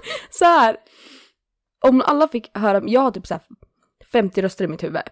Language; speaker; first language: Swedish; native; Swedish